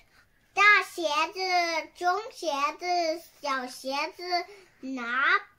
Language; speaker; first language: Chinese; early bilingual, heritage; Chinese